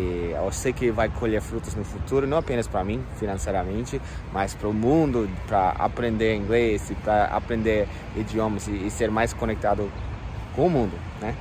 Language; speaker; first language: Portuguese; non-native, fluent; English